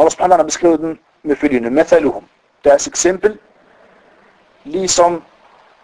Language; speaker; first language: Danish; non-native, fluent; Arabic